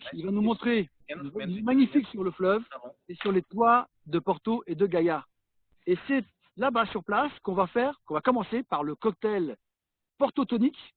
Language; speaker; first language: French; native; French